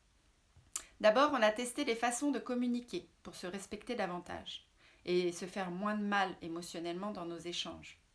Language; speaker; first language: French; native; French